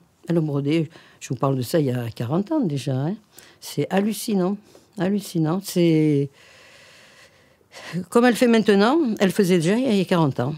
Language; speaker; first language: French; native; French